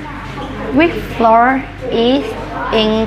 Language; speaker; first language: English; non-native, learner; Vietnamese